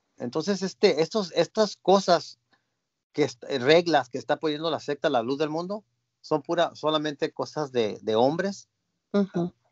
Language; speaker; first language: Spanish; early bilingual, heritage; Spanish